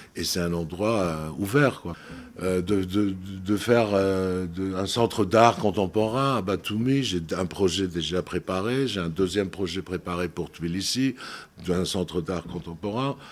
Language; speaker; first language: French; non-native, fluent; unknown